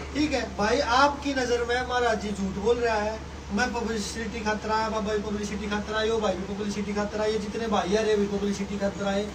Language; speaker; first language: Hindi; native; Hindi